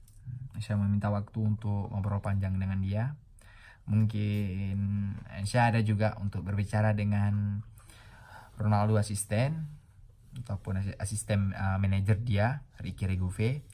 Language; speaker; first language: Indonesian; non-native, local second language; Achinese